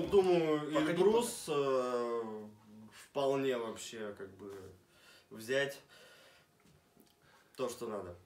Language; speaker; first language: Russian; native; Russian